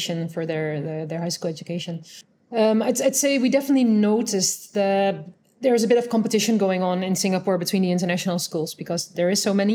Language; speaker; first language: English; non-native, fluent; Dutch